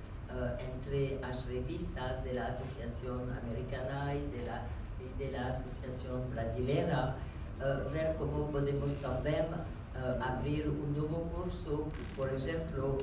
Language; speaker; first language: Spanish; non-native, learner; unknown